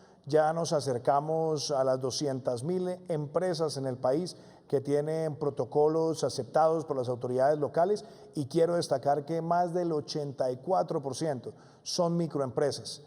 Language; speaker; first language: Spanish; native; Spanish